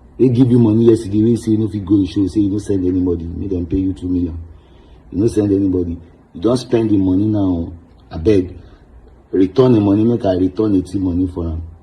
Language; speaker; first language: Nigerian Pidgin; non-native, local second language; Yoruba